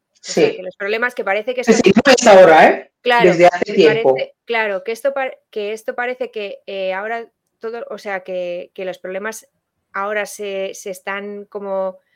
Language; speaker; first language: Spanish; non-native, fluent; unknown